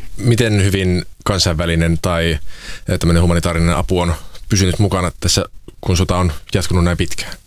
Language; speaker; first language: Finnish; native; Finnish